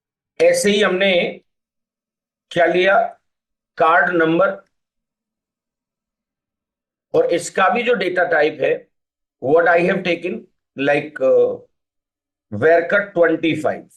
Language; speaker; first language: Hindi; native; Hindi